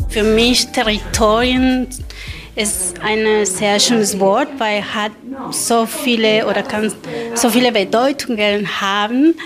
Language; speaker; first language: German; non-native, learner; Spanish